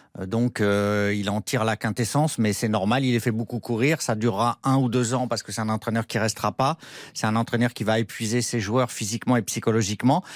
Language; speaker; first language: French; native; French